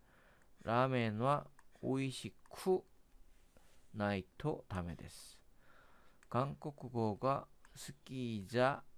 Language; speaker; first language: Japanese; non-native, learner; Korean